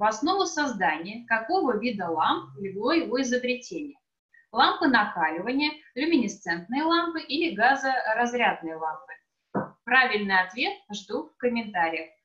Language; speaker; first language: Russian; native; Russian